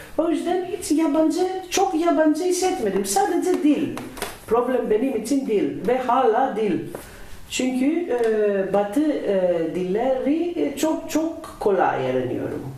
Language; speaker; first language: Turkish; non-native, learner; Greek